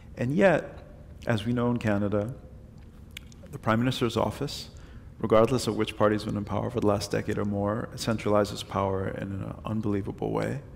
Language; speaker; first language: English; native; English